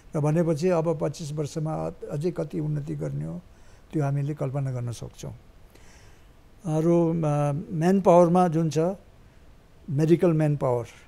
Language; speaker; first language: Nepali; native; Nepali